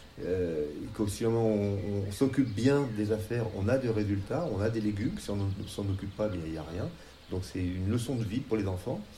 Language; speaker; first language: French; native; French